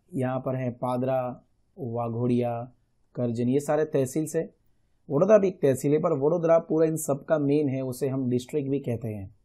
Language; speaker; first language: Hindi; non-native, local second language; Gujarati